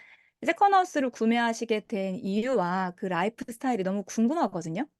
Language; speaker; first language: Korean; native; Korean